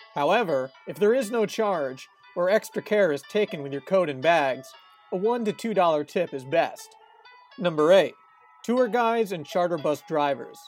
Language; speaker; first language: English; native; English